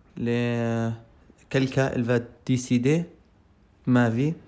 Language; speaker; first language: French; non-native, learner; Arabic